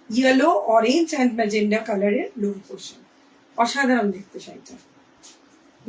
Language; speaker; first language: Hindi; non-native, local second language; Bangla